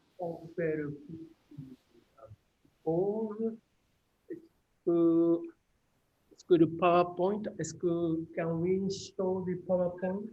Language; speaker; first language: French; non-native, fluent; Japanese